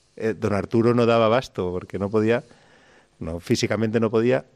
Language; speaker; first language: Spanish; native; Spanish